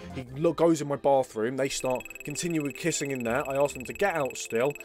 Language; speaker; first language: English; native; English